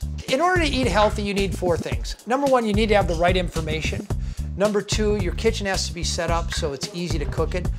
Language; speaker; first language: English; native; English